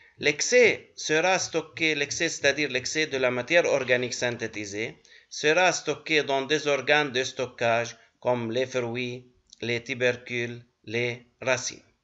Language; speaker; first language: French; non-native, local second language; Arabic